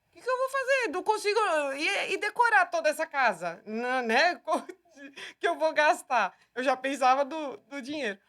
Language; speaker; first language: Portuguese; native; Portuguese